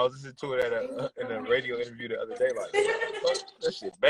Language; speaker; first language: English; native; English